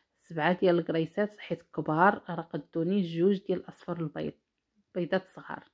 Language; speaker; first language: Arabic; native; Arabic